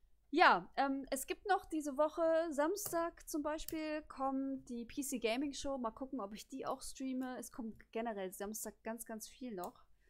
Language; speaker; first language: German; native; German